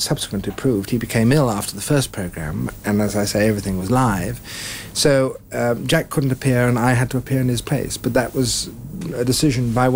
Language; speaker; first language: English; native; English